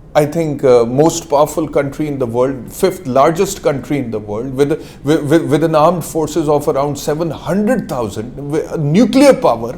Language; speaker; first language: English; non-native, local second language; Urdu